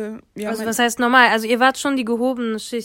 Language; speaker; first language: German; early bilingual, other home language; Kurdish